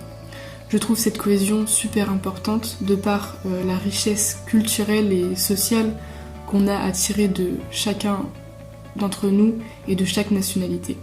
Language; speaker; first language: French; native; French